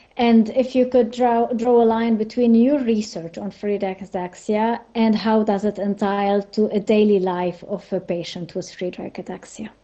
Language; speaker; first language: English; non-native, fluent; French